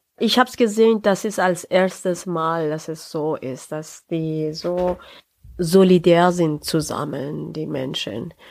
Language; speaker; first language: German; non-native, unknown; Persian